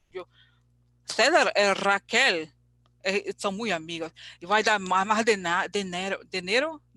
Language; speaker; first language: Spanish; non-native, learner; English